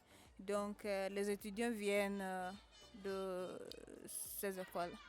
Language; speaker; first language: French; non-native, fluent; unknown